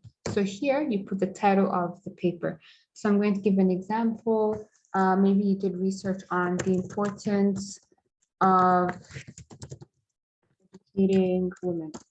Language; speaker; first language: English; non-native, local second language; Kinyarwanda